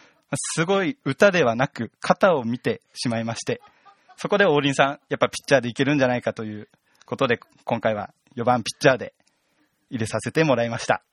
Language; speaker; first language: Japanese; native; Japanese